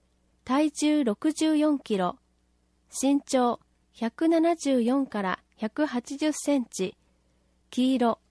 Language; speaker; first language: Japanese; native; Japanese